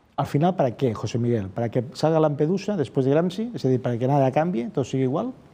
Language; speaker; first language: Spanish; non-native, local second language; Catalan